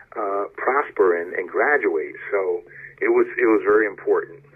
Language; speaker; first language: English; native; English